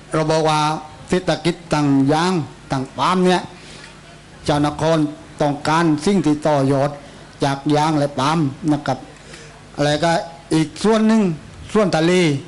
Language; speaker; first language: Thai; native; Thai